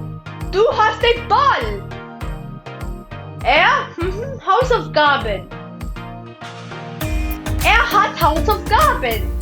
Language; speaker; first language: German; non-native, learner; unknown